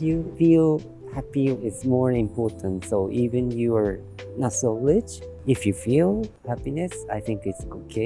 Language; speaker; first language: English; non-native, learner; Japanese